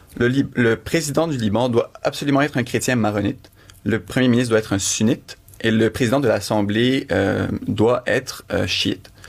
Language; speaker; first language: French; early bilingual, other home language; Arabic